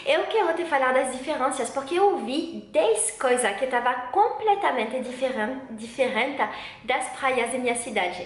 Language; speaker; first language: Portuguese; non-native, learner; French